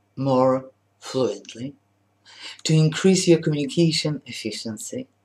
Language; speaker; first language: English; non-native, fluent; Polish